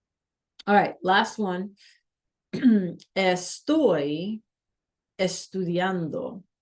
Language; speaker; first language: Spanish; non-native, fluent; English